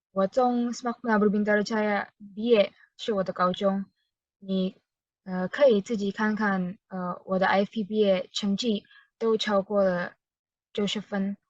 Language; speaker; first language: Chinese; non-native, learner; Indonesian